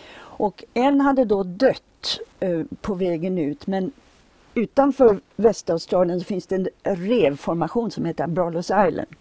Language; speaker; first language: Swedish; native; Swedish